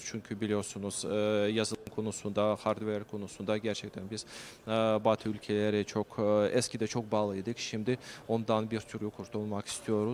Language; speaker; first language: Turkish; non-native, fluent; Russian